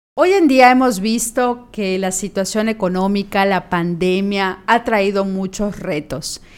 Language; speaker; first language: Spanish; native; Spanish